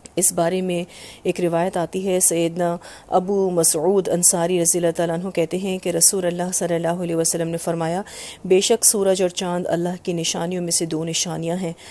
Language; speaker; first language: Urdu; native; Urdu